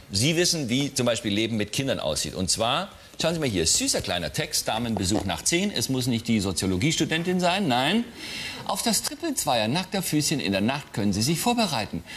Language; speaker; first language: German; native; German